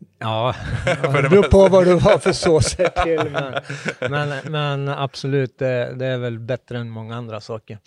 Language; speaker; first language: Swedish; native; Swedish